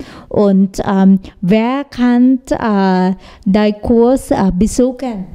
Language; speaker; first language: German; non-native, learner; Thai